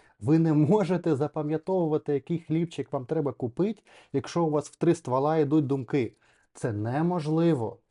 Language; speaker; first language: Ukrainian; non-native, local second language; Russian